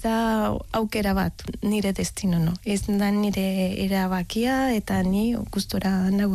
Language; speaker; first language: Basque; non-native, learner; Spanish